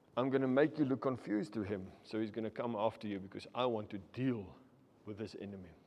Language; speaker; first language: English; non-native, local second language; Afrikaans